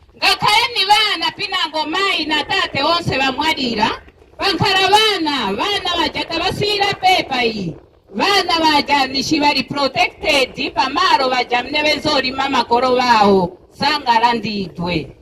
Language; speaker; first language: Nyanja; non-native, local second language; Tumbuka